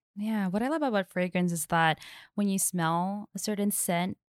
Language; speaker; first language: English; non-native, local second language; Filipino